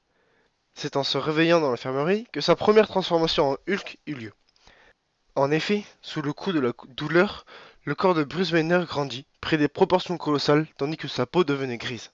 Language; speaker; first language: French; native; French